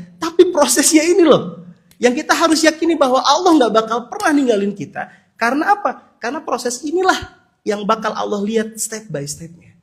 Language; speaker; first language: Indonesian; native; Indonesian